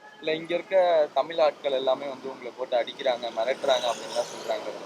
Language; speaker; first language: Tamil; native; Tamil